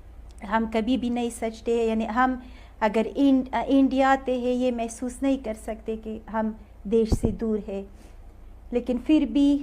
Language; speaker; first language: Hindi; non-native, learner; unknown